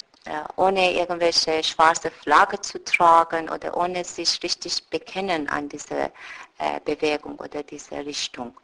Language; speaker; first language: German; non-native, fluent; Persian